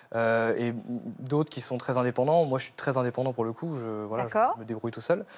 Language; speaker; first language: French; native; French